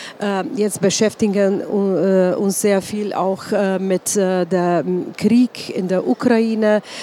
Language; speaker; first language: German; non-native, fluent; Slovenian